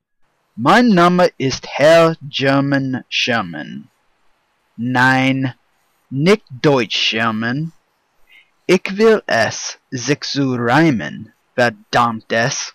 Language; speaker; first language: German; non-native, learner; English